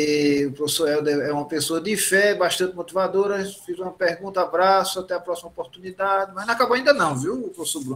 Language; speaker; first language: Portuguese; native; Portuguese